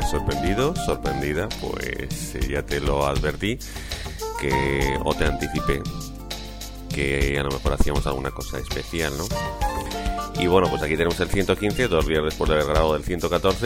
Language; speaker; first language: Spanish; native; Spanish